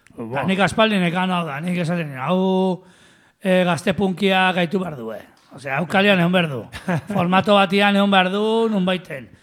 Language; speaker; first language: Basque; native; Basque